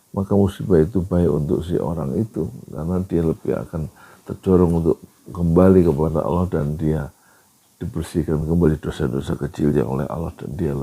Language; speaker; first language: Indonesian; native; Indonesian